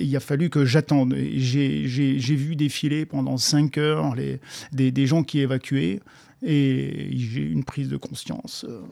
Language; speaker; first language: French; native; French